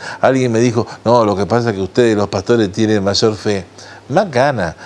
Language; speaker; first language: Spanish; native; Spanish